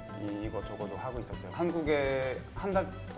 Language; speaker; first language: Korean; non-native, fluent; French